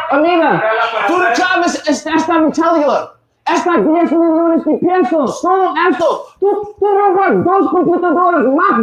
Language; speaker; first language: Spanish; non-native, learner; English